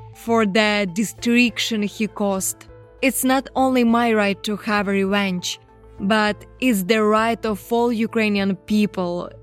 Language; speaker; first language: English; non-native, fluent; Ukrainian